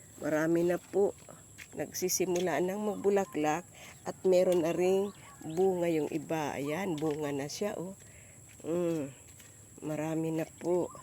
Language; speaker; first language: Filipino; native; Filipino